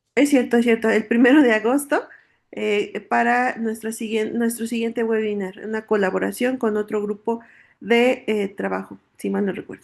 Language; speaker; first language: Spanish; native; Spanish